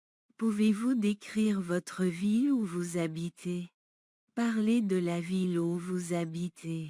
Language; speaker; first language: French; non-native, learner; Bangla